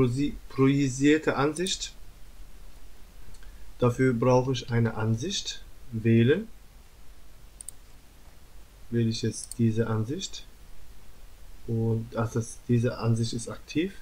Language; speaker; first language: German; non-native, learner; Turkish